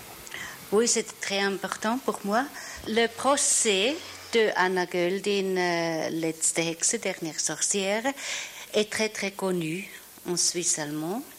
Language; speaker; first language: French; non-native, fluent; German